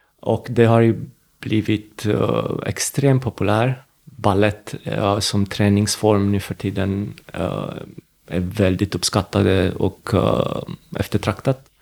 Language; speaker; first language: Swedish; non-native, fluent; Romanian